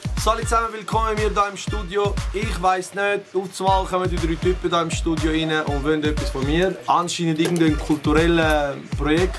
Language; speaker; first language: German; native; German